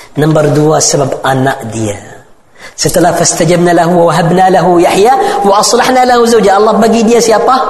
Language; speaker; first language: Malay; non-native, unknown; Arabic